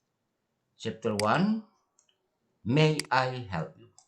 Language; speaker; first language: English; non-native, fluent; Indonesian